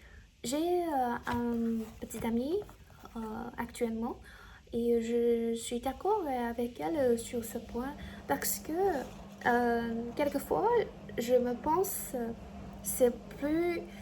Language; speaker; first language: French; non-native, learner; Chinese